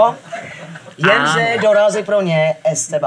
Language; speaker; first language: Czech; non-native, fluent; English